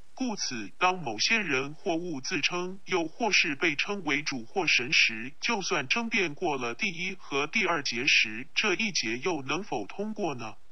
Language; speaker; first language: Chinese; non-native, local second language; Cantonese